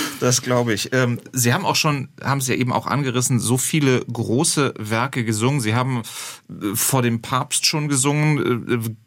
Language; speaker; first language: German; native; German